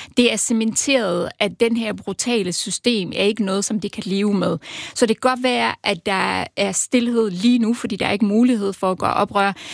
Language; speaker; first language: Danish; early bilingual, other home language; Persian